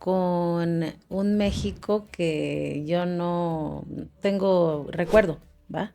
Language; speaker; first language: Spanish; native; Spanish